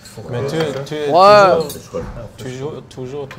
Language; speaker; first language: French; non-native, learner; German